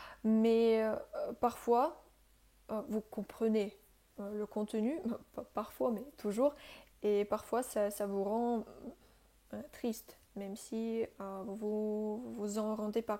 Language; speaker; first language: French; non-native, fluent; Russian